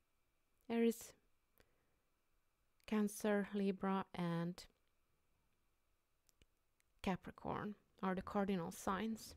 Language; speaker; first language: English; non-native, fluent; Finnish